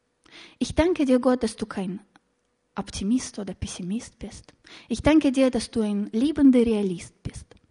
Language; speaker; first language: German; non-native, fluent; Russian